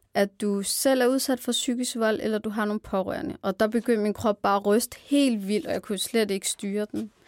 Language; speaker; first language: Danish; early bilingual, other home language; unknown